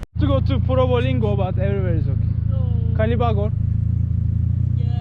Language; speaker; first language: English; non-native, learner; Turkish